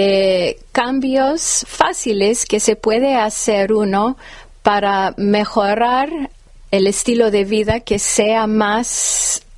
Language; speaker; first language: Spanish; non-native, fluent; English